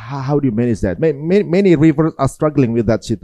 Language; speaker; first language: English; non-native, fluent; Indonesian